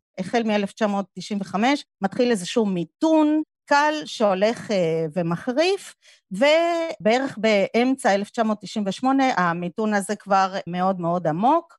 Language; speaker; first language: Hebrew; non-native, fluent; Spanish